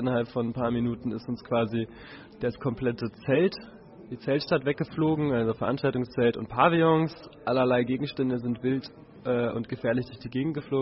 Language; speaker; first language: German; native; German